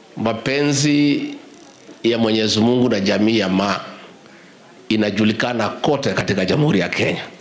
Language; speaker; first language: Swahili; non-native, local second language; Kikuyu